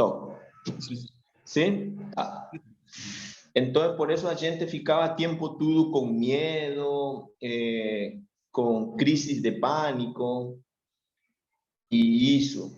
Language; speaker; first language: Portuguese; non-native, learner; Spanish